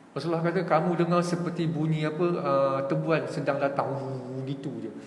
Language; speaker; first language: Malay; native; Malay